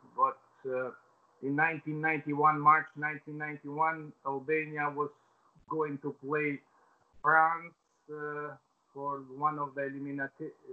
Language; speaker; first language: English; non-native, fluent; Albanian